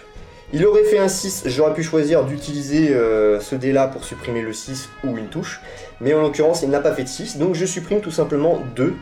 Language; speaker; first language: French; native; French